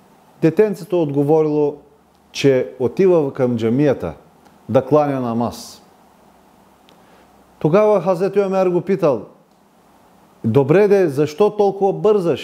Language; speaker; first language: Bulgarian; non-native, local second language; Turkish